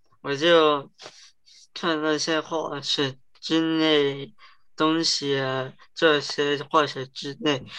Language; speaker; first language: Chinese; early bilingual, heritage; Chinese